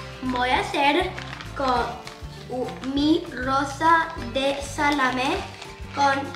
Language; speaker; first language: Spanish; early bilingual, other home language; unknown